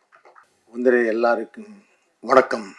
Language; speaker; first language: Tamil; non-native, learner; Telugu